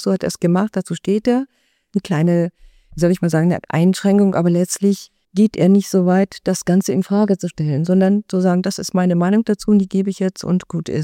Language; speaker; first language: German; native; German